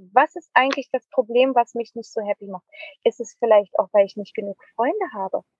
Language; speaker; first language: German; native; German